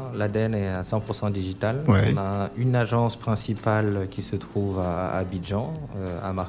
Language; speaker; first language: French; non-native, local second language; Wolof